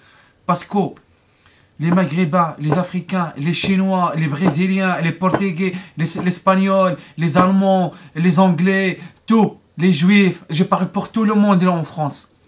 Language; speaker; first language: French; non-native, learner; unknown